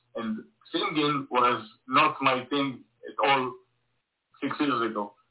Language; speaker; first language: English; non-native, learner; Hebrew